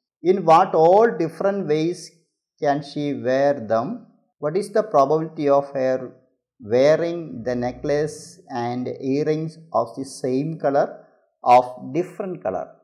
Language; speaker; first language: English; non-native, local second language; Malayalam